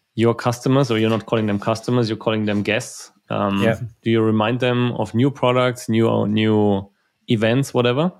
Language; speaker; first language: English; non-native, fluent; German